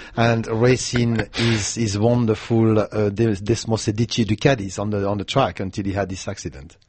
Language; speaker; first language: English; non-native, fluent; French